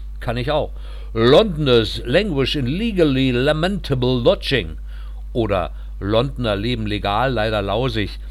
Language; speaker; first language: German; native; German